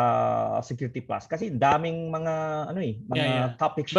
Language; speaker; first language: Filipino; non-native, fluent; Indonesian